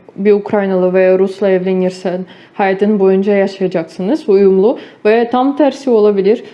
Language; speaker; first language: Turkish; non-native, fluent; Ukrainian